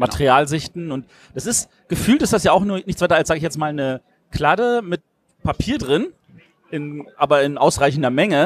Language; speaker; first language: German; native; German